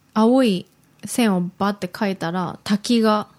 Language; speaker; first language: Japanese; native; Japanese